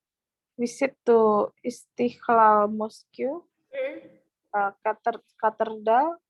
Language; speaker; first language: English; non-native, learner; Indonesian